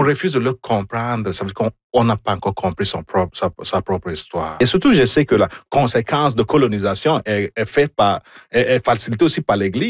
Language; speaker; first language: French; non-native, fluent; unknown